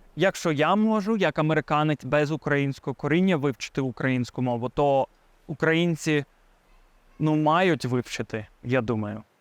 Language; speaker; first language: Ukrainian; non-native, fluent; English